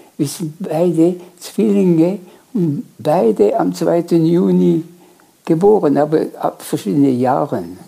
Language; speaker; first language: German; non-native, local second language; French